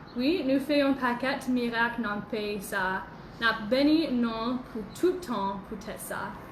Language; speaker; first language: Haitian Creole; non-native, learner; English